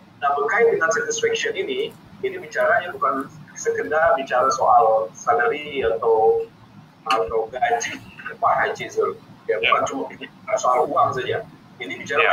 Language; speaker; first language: Indonesian; native; Indonesian